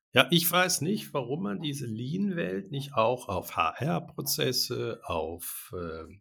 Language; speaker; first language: German; native; German